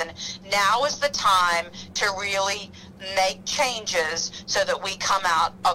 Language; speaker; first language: English; native; English